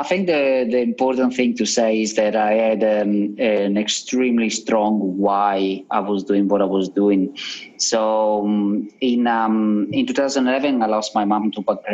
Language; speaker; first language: English; non-native, fluent; Italian